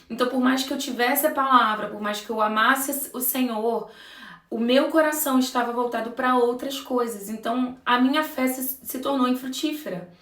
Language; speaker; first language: Portuguese; native; Portuguese